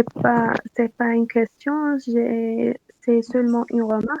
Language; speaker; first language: French; non-native, learner; Arabic